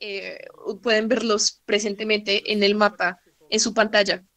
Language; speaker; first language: Spanish; non-native, fluent; French